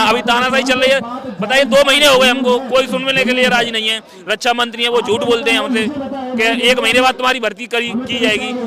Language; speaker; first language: Hindi; native; Hindi